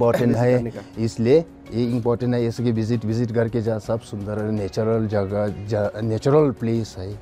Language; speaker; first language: Hindi; non-native, learner; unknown